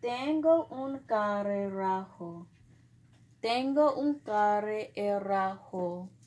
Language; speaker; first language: Spanish; non-native, learner; English